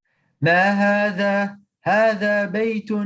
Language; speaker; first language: Arabic; non-native, learner; English